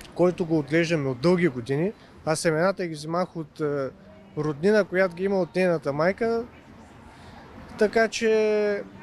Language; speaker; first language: Bulgarian; native; Bulgarian